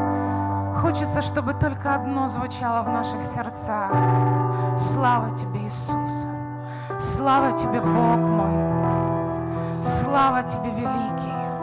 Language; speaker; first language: Russian; native; Russian